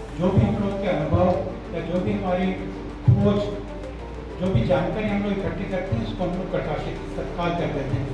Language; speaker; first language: Hindi; native; Hindi